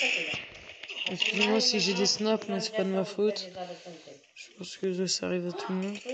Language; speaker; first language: French; native; French